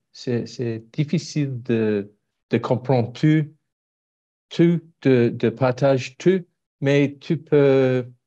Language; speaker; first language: French; non-native, learner; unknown